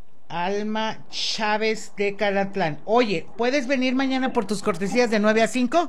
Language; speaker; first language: Spanish; native; Spanish